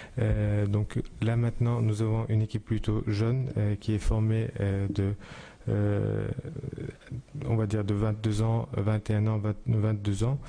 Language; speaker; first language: French; non-native, fluent; Turkish